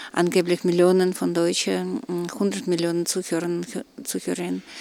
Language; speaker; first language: German; non-native, fluent; Russian